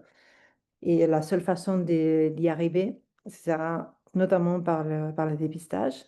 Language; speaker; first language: French; non-native, fluent; Spanish